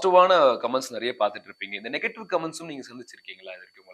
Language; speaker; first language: Tamil; native; Tamil